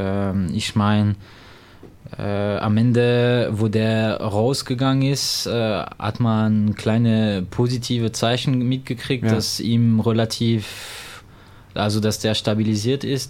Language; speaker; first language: German; non-native, fluent; French